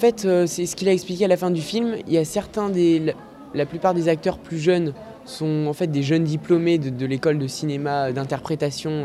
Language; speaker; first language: French; native; French